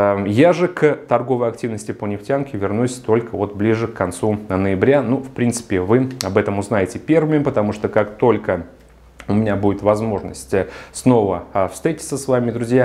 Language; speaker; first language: Russian; native; Russian